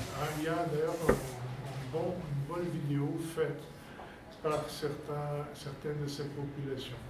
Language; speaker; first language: French; non-native, fluent; Portuguese